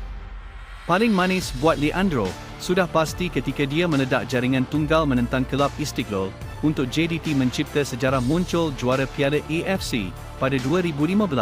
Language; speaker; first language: Malay; native; Malay